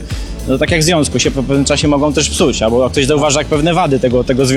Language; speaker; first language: Polish; native; Polish